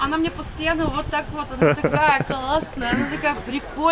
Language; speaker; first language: Russian; native; Russian